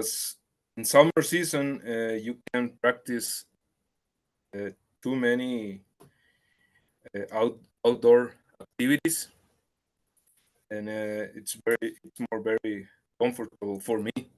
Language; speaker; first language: English; non-native, learner; Spanish